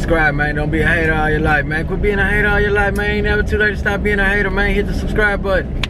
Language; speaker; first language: English; native; English